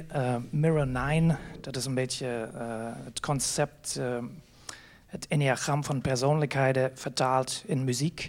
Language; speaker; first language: Dutch; non-native, fluent; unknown